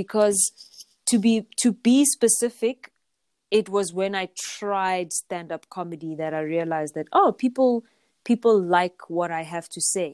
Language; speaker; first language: English; non-native, local second language; Zulu